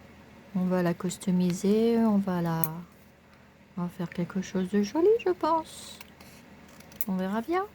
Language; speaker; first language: French; native; French